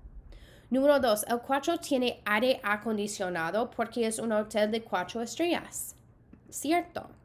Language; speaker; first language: Spanish; non-native, fluent; English